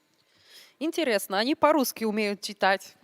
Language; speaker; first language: Russian; non-native, fluent; Polish